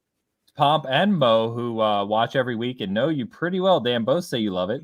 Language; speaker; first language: English; native; English